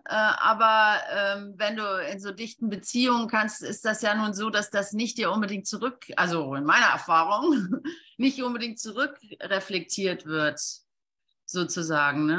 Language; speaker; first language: German; native; German